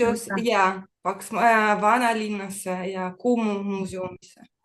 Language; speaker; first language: Estonian; non-native, learner; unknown